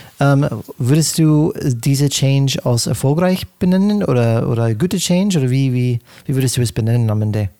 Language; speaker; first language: German; non-native, fluent; English